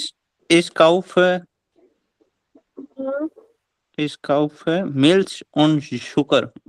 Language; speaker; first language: German; non-native, learner; Hindi